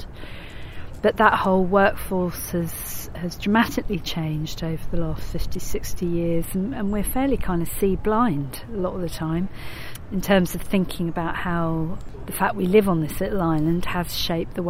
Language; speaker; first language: English; native; English